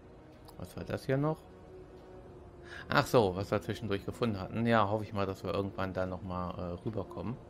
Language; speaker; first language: German; native; German